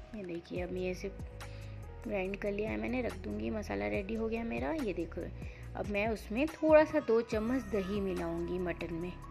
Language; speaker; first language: Hindi; non-native, local second language; Bangla